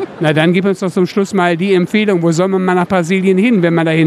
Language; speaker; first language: German; native; German